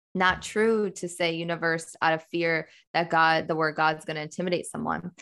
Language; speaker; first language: English; native; English